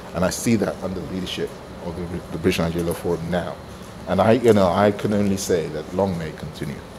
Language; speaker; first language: English; non-native, local second language; Igbo